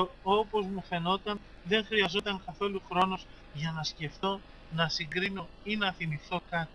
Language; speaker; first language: Greek; native; Greek